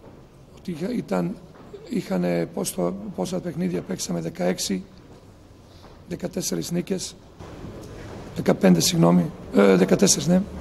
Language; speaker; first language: Greek; non-native, fluent; Serbian